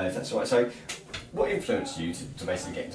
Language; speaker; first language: English; native; English